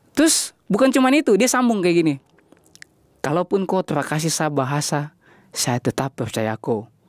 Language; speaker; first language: Indonesian; native; Indonesian